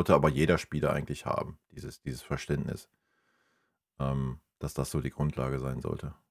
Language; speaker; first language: German; native; German